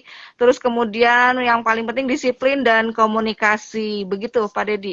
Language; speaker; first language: Indonesian; native; Indonesian